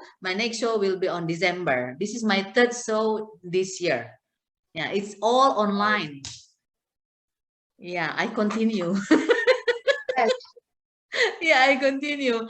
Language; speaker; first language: English; non-native, fluent; Indonesian